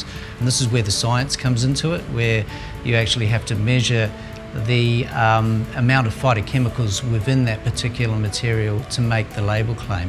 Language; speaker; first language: English; native; English